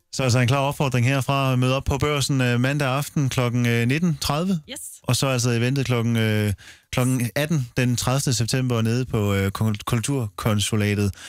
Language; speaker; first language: Danish; native; Danish